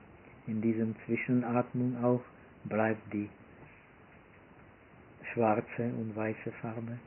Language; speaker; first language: German; non-native, fluent; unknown